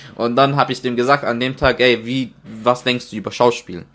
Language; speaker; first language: German; non-native, fluent; Arabic